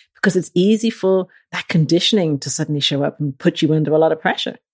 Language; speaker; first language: English; native; English